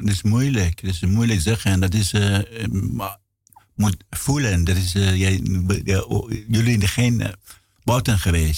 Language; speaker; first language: Dutch; non-native, learner; Persian